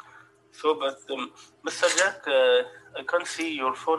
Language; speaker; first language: English; non-native, learner; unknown